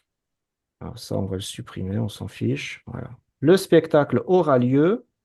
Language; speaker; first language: French; non-native, fluent; Azerbaijani